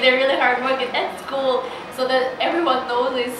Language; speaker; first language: English; non-native, learner; Russian